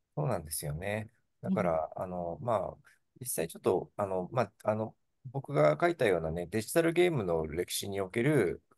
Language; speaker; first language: Japanese; native; Japanese